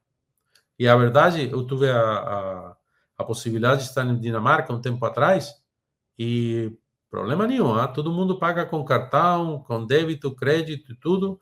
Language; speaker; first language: Portuguese; non-native, fluent; Spanish